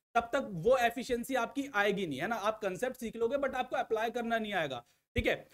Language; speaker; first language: Hindi; native; Hindi